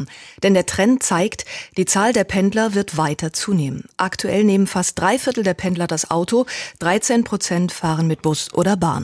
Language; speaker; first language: German; native; German